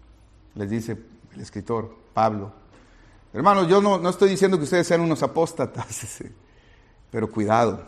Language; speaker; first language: Spanish; native; Spanish